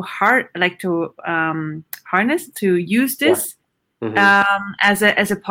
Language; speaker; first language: English; non-native, fluent; German